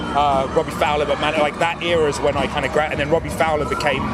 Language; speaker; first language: English; native; English